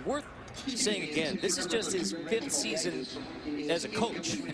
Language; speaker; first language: English; native; English